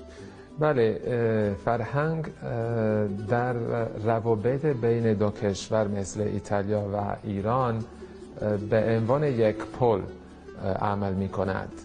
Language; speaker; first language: Persian; non-native, fluent; Italian